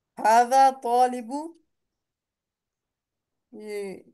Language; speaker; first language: Arabic; non-native, learner; Urdu